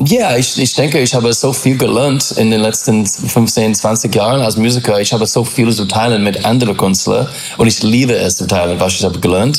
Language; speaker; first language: German; non-native, learner; English